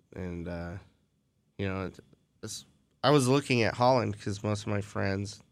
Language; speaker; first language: English; native; English